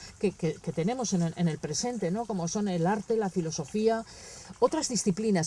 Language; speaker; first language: Spanish; native; Spanish